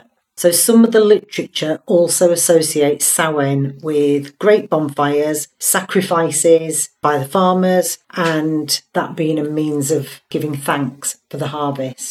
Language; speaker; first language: English; native; English